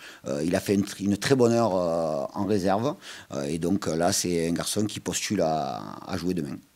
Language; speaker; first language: French; native; French